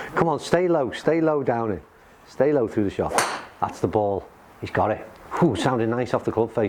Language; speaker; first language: English; native; English